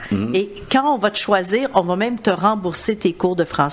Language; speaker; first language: French; native; French